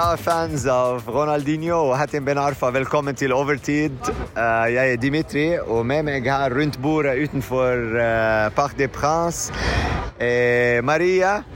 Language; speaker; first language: Norwegian; non-native, fluent; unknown